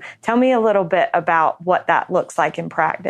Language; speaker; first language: English; native; English